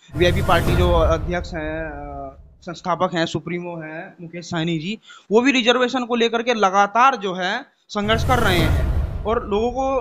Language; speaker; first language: Hindi; native; Hindi